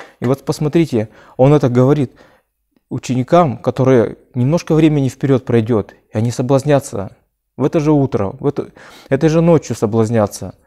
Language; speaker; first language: Russian; native; Russian